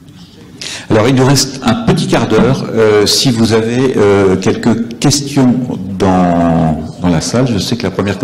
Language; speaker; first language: French; native; French